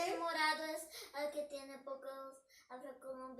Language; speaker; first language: Spanish; non-native, learner; Portuguese